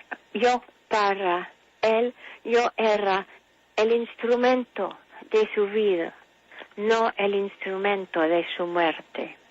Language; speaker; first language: Spanish; non-native, fluent; English